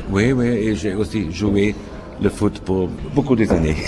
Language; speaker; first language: French; non-native, fluent; German